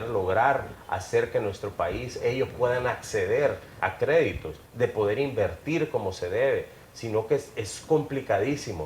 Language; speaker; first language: Spanish; native; Spanish